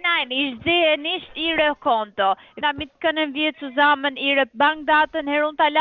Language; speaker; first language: German; non-native, learner; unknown